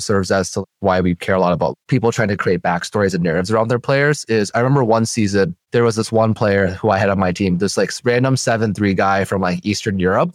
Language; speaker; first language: English; native; English